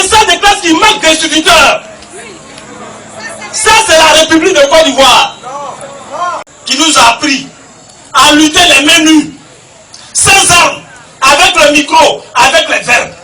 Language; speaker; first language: French; non-native, local second language; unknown